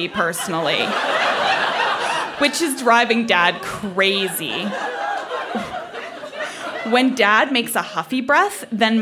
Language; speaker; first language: English; native; English